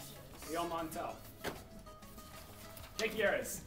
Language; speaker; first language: Spanish; non-native, learner; English